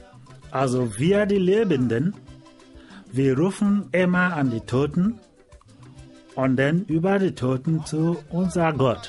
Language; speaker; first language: German; non-native, learner; Igbo